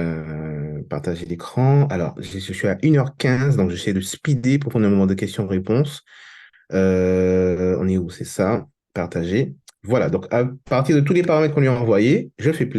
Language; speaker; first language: French; native; French